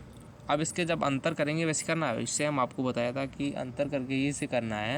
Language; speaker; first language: Hindi; native; Hindi